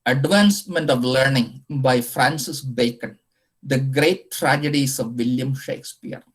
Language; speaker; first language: English; non-native, local second language; Malayalam